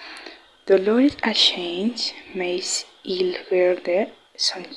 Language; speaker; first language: French; non-native, learner; Spanish